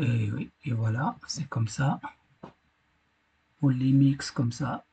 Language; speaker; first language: French; non-native, fluent; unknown